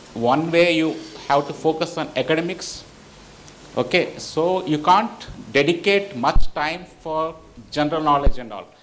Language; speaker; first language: English; non-native, local second language; Telugu